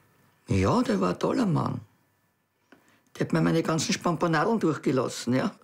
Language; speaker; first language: German; native; German